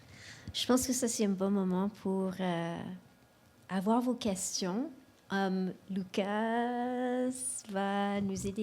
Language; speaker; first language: French; non-native, local second language; English